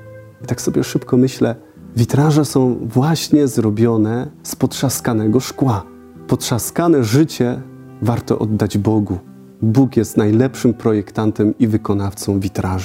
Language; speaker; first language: Polish; native; Polish